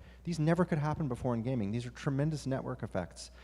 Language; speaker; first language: English; native; English